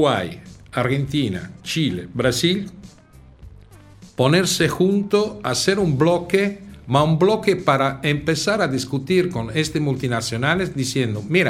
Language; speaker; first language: Spanish; non-native, fluent; Italian